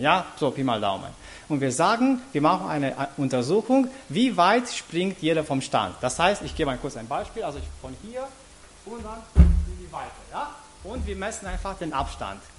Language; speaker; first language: German; non-native, fluent; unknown